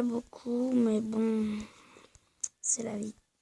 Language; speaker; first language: French; native; French